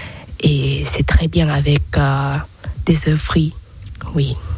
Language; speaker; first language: French; non-native, learner; Thai